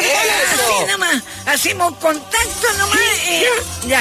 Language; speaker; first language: Spanish; native; Spanish